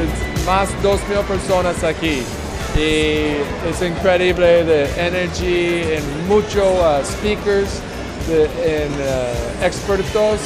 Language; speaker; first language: Spanish; non-native, learner; English